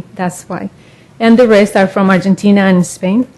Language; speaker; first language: English; non-native, fluent; Spanish